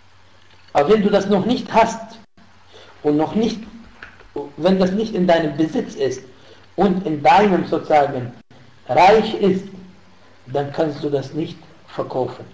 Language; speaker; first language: German; non-native, fluent; Arabic